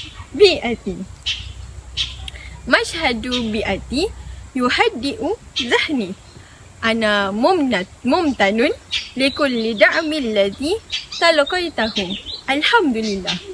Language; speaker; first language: Arabic; non-native, learner; Malay